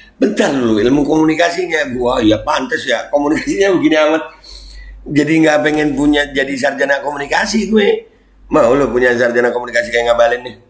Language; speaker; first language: Indonesian; native; Indonesian